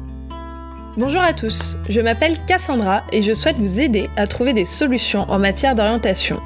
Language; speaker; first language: French; native; French